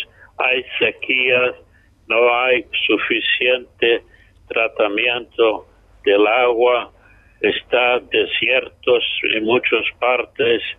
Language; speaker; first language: Spanish; non-native, fluent; English